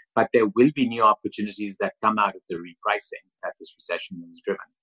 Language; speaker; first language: English; non-native, local second language; Urdu